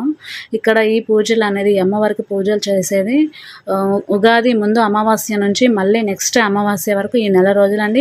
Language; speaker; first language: Telugu; native; Telugu